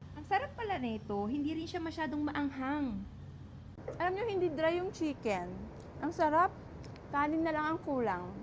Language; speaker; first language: Filipino; native; Filipino